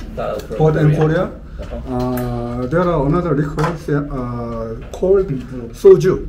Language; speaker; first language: English; non-native, learner; Korean